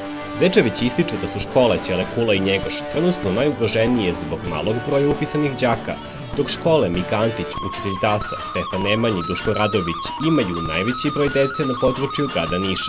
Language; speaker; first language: Serbian; native; Serbian